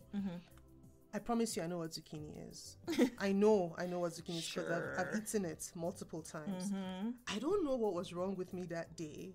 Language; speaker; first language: English; non-native, local second language; Igbo